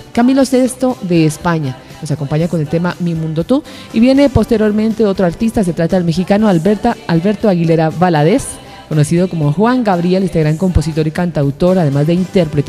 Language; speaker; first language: Spanish; native; Spanish